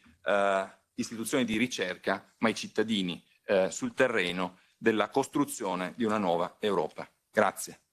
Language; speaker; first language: Italian; native; Italian